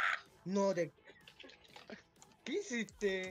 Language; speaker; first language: Spanish; native; Spanish